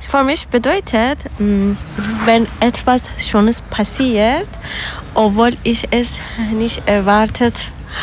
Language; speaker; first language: German; non-native, learner; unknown